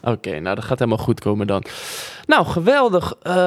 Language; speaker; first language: Dutch; native; Dutch